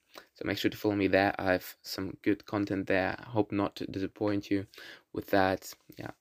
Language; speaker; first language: English; non-native, fluent; German